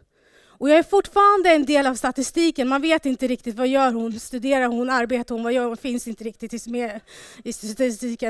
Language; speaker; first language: Swedish; early bilingual, other home language; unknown